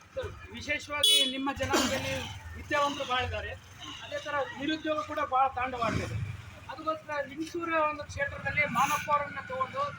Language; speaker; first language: Kannada; native; Kannada